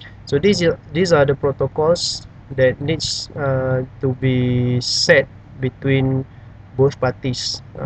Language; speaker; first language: English; non-native, local second language; Malay